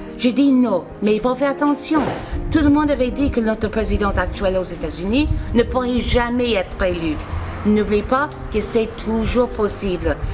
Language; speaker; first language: French; non-native, fluent; English